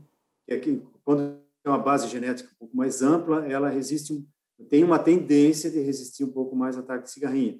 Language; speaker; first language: Portuguese; native; Portuguese